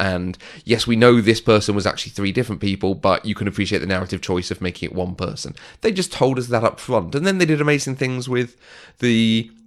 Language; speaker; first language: English; native; English